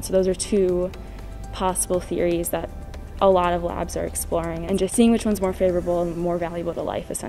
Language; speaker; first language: English; native; English